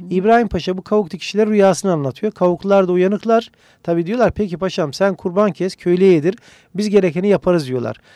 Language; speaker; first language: Turkish; native; Turkish